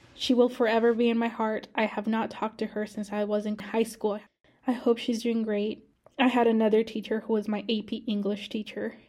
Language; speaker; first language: English; early bilingual, other home language; Spanish